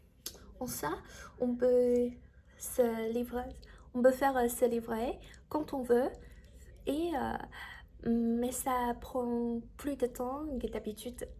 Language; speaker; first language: French; non-native, learner; Chinese